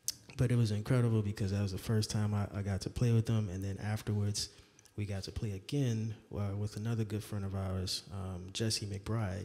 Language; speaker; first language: English; native; English